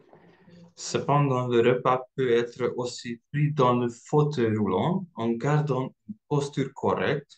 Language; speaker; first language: French; non-native, fluent; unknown